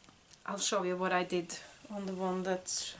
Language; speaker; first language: English; non-native, fluent; Norwegian